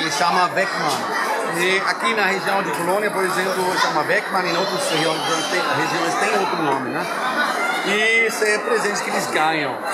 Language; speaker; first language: Portuguese; non-native, fluent; German